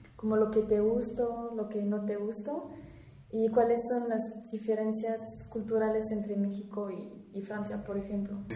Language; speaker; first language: Spanish; non-native, fluent; French